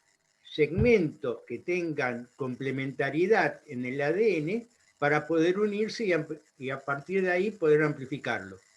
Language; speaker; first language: Spanish; native; Spanish